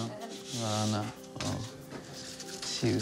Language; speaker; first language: French; non-native, learner; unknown